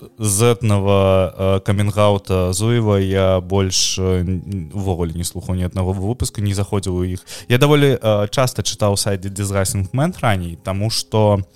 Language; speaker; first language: Belarusian; non-native, local second language; Russian